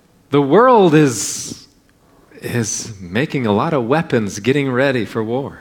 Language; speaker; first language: English; native; English